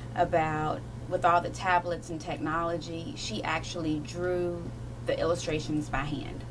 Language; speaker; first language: English; native; English